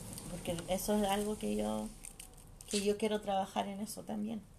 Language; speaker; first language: Spanish; early bilingual, heritage; Spanish